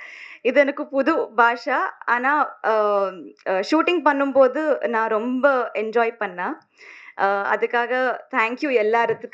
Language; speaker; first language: Tamil; non-native, learner; Telugu